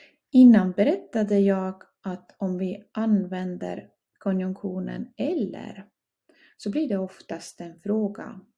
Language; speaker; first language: Swedish; non-native, fluent; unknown